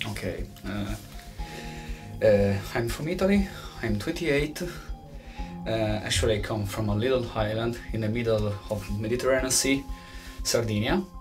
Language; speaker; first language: English; non-native, fluent; Italian